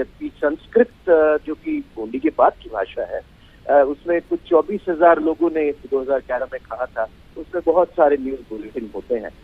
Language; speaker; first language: Hindi; non-native, local second language; Bangla